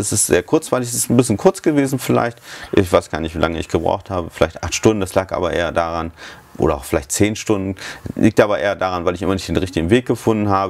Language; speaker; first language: German; native; German